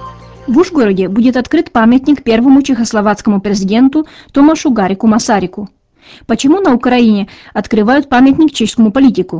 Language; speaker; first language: Russian; native; Russian